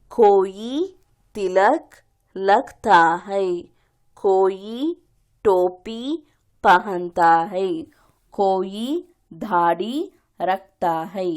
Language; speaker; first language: Hindi; non-native, local second language; Kannada